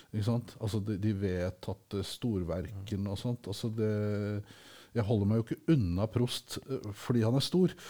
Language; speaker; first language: Norwegian; native; Norwegian